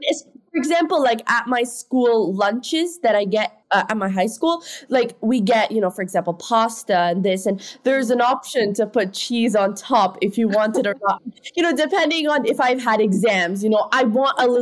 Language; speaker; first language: English; non-native, local second language; Hindi